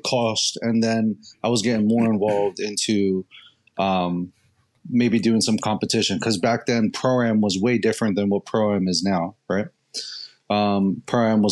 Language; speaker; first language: English; native; English